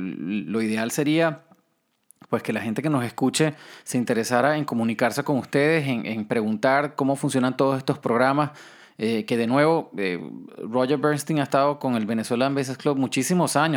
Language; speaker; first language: Spanish; native; Spanish